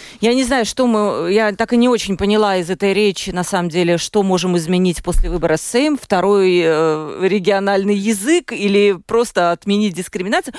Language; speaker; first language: Russian; native; Russian